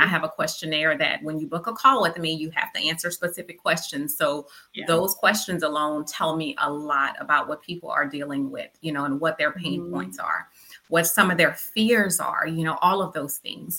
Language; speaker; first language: English; native; English